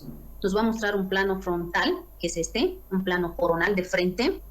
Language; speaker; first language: Spanish; native; Spanish